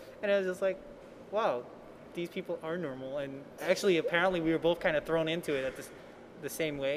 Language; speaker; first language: English; native; English